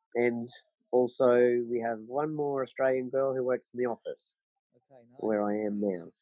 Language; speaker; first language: English; native; English